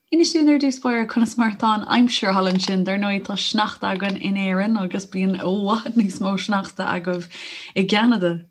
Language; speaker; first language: Irish; non-native, local second language; English